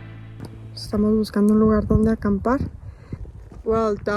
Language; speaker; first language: Spanish; native; Spanish